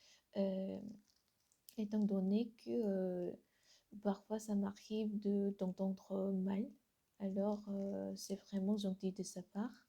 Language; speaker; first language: French; non-native, learner; Korean